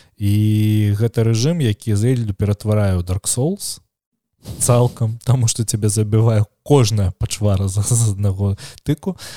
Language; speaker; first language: Belarusian; non-native, local second language; Russian